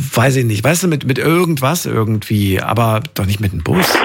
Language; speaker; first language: German; native; German